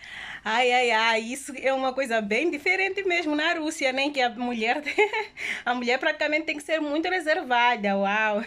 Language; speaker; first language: Portuguese; non-native, local second language; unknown